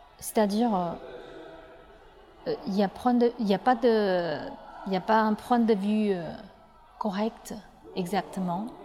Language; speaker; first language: French; non-native, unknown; Chinese